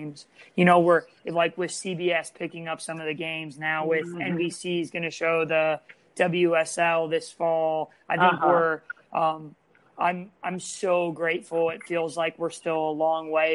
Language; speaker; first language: English; native; English